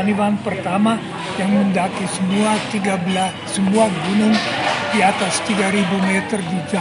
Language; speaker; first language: Indonesian; non-native, fluent; German